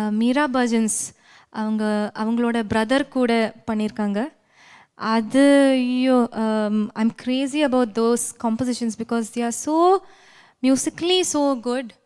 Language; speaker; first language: Tamil; non-native, local second language; Malayalam